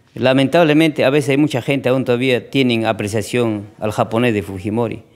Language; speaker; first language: Spanish; native; Spanish